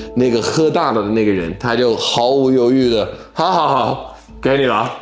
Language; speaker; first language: Chinese; non-native, fluent; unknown